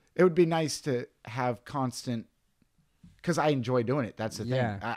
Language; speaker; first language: English; native; English